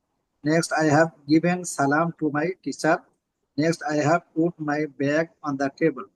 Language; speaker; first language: English; non-native, learner; Bangla